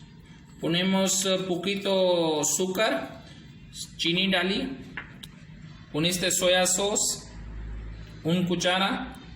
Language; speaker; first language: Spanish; non-native, learner; Urdu